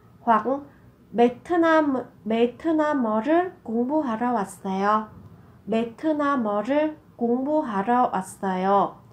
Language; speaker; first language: Korean; non-native, fluent; Vietnamese